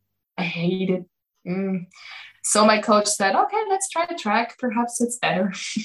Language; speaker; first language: English; non-native, fluent; German